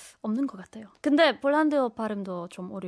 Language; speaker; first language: Korean; non-native, fluent; Polish